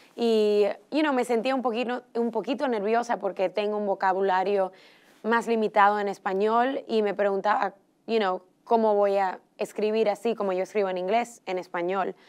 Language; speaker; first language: Spanish; early bilingual, heritage; Spanish